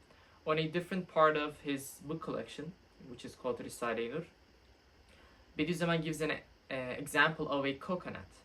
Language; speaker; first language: English; non-native, fluent; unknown